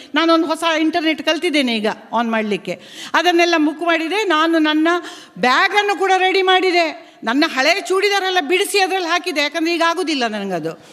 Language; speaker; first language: Kannada; non-native, local second language; Konkani